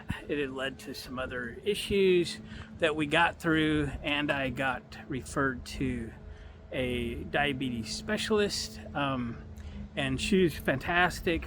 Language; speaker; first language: English; native; English